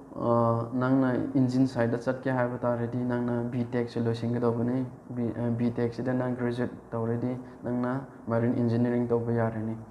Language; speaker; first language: Manipuri; non-native, local second language; Rongmei Naga